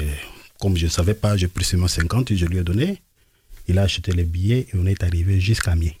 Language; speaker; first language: French; non-native, local second language; Lingala